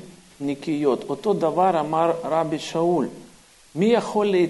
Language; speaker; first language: Hebrew; non-native, fluent; Russian